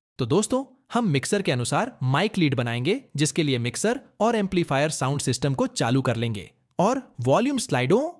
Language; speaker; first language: Hindi; native; Hindi